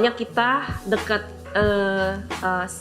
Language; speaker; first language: Indonesian; non-native, learner; Filipino